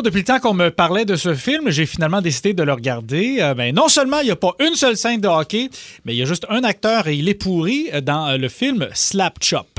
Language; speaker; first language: French; native; French